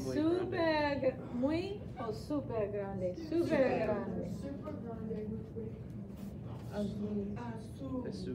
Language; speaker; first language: Spanish; non-native, fluent; English